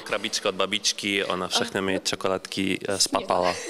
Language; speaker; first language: Czech; non-native, learner; Polish